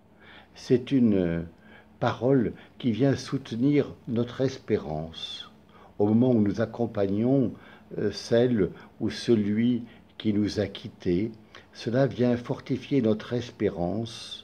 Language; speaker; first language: French; native; French